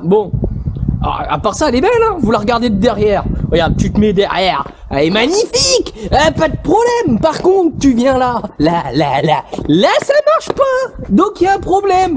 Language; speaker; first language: French; native; French